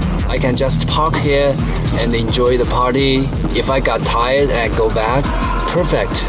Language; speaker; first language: English; non-native, fluent; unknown